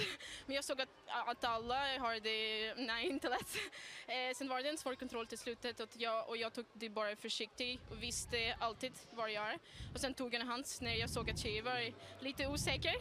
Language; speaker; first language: Swedish; non-native, fluent; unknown